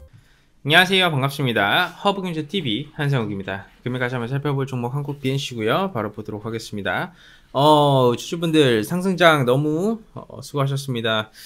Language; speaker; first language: Korean; native; Korean